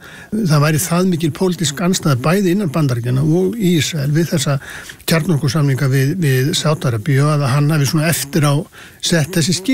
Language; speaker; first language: Icelandic; native; Icelandic